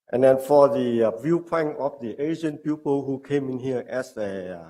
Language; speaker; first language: English; non-native, learner; Vietnamese